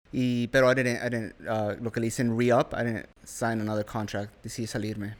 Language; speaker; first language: English; early bilingual, other home language; Spanish